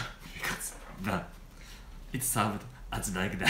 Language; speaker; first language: English; non-native, learner; Japanese